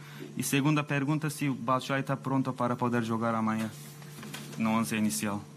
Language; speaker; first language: Portuguese; non-native, fluent; Turkish